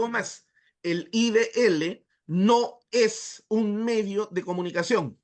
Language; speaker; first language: Spanish; native; Spanish